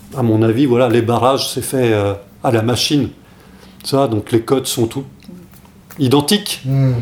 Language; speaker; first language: French; native; French